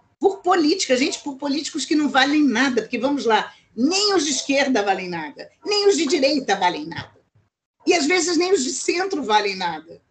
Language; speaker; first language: Portuguese; native; Portuguese